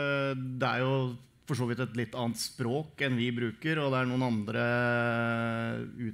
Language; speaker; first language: Norwegian; native; Norwegian